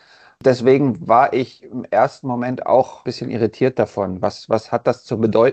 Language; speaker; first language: German; native; German